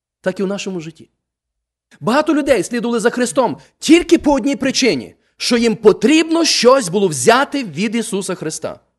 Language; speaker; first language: Ukrainian; native; Ukrainian